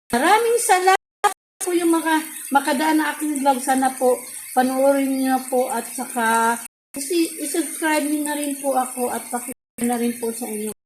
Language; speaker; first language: Filipino; native; Filipino